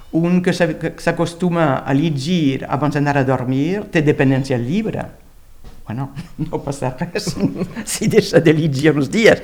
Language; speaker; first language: Catalan; non-native, fluent; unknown